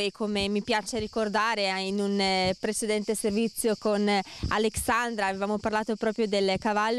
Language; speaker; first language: Italian; native; Italian